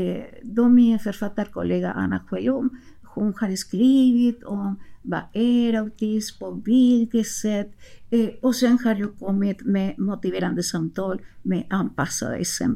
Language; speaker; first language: Swedish; non-native, fluent; Spanish